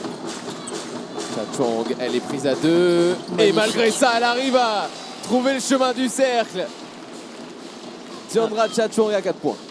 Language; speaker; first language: French; native; French